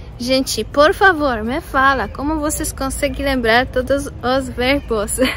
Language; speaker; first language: Portuguese; non-native, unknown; Polish